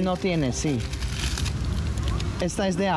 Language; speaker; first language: Spanish; non-native, fluent; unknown